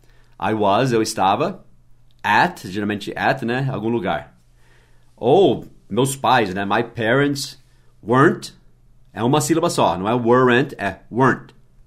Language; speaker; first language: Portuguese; non-native, fluent; English